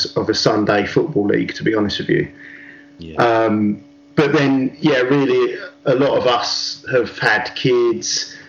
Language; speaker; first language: English; native; English